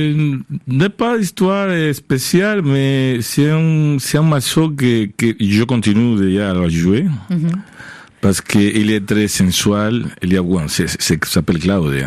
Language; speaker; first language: French; non-native, fluent; Spanish